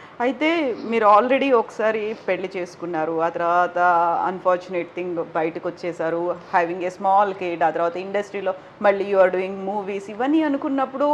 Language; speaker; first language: Telugu; native; Telugu